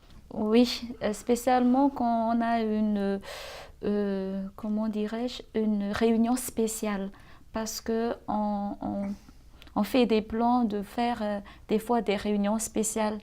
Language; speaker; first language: French; non-native, local second language; Malagasy